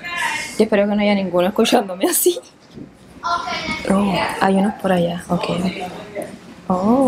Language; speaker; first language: Spanish; native; Spanish